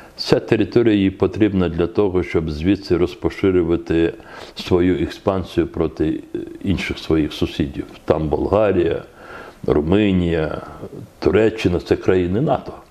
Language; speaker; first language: Ukrainian; non-native, local second language; Crimean Tatar